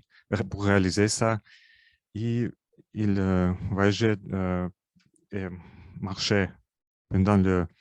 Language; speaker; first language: French; non-native, learner; Russian